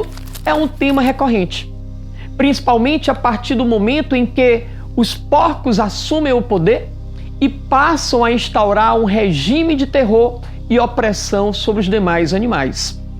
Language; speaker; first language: Portuguese; native; Portuguese